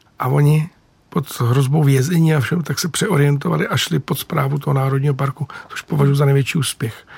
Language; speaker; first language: Czech; native; Czech